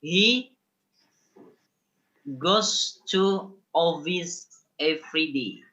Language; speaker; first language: English; non-native, learner; Indonesian